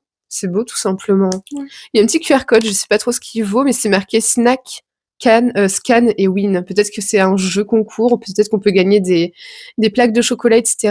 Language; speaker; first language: French; native; French